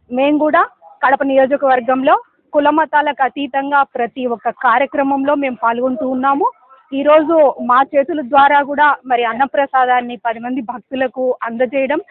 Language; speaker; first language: Telugu; native; Telugu